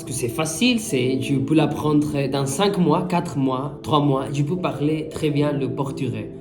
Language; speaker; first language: French; non-native, fluent; Spanish